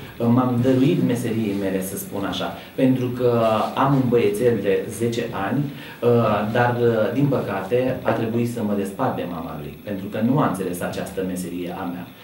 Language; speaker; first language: Romanian; native; Romanian